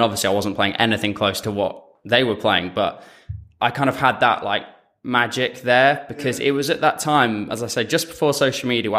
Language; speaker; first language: English; native; English